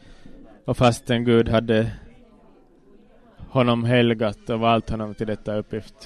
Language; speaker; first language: Swedish; non-native, local second language; Finnish